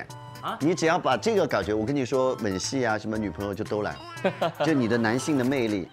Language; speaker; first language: Chinese; native; Chinese